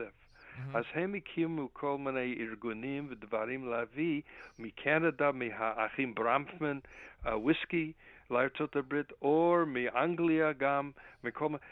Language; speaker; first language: Hebrew; non-native, fluent; English